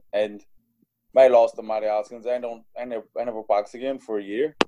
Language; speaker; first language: English; native; English